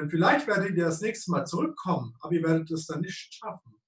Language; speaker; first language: German; native; German